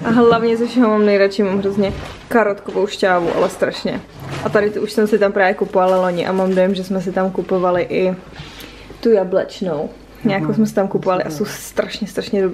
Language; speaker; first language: Czech; native; Czech